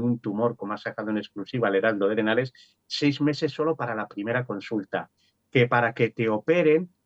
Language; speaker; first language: Spanish; native; Spanish